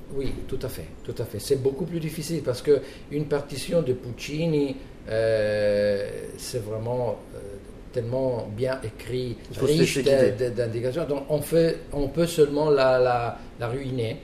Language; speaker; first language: French; non-native, fluent; Italian